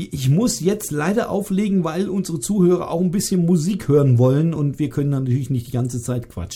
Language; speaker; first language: German; native; German